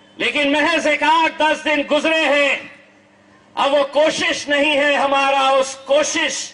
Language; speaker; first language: Urdu; native; Urdu